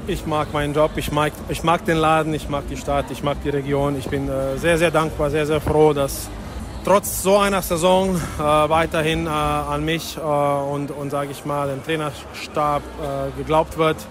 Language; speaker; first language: German; native; German